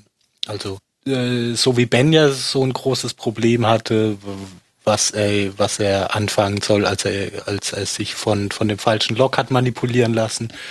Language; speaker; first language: German; native; German